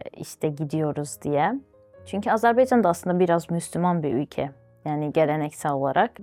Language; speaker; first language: Turkish; early bilingual, other home language; Azerbaijani